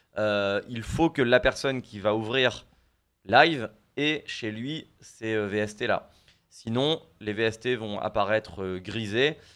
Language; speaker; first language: French; native; French